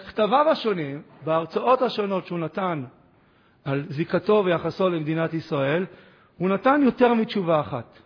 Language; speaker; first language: Hebrew; native; Hebrew